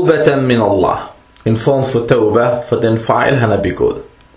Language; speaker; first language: Danish; early bilingual, other home language; Arabic